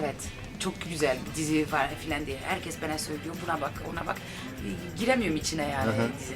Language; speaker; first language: Turkish; early bilingual, heritage; Turkish